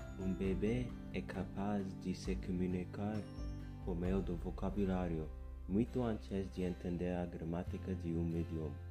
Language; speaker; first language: Portuguese; non-native, fluent; English